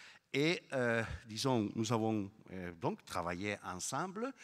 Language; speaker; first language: French; non-native, fluent; Spanish